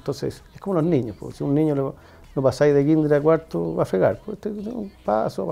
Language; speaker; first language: Spanish; native; Spanish